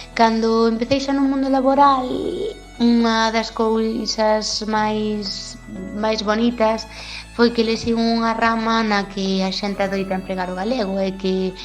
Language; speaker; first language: Galician; non-native, local second language; Spanish